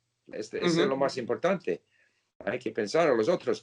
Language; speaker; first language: Spanish; non-native, fluent; English